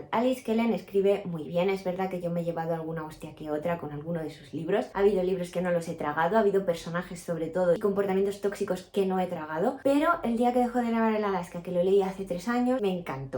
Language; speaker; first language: Spanish; native; Spanish